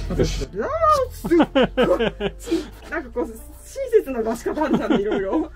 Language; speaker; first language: Japanese; native; Japanese